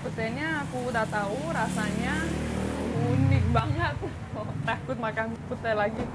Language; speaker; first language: Indonesian; non-native, fluent; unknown